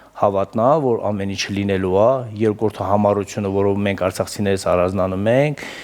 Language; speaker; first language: Armenian; native; Armenian